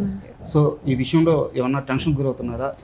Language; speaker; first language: Telugu; native; Telugu